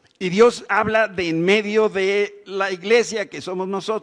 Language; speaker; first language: Spanish; native; Spanish